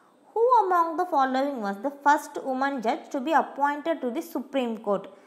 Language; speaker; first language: English; non-native, local second language; Tamil